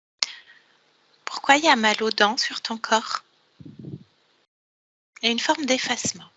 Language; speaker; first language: French; native; French